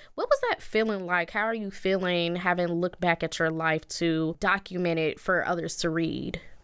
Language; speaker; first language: English; native; English